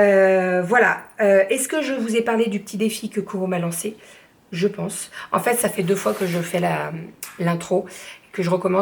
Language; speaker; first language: French; native; French